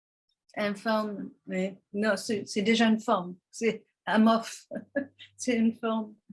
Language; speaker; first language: French; non-native, fluent; English